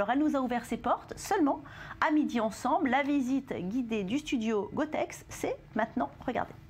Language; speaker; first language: French; native; French